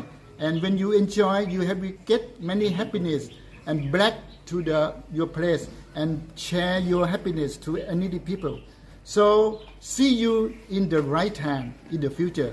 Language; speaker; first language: English; non-native, learner; Thai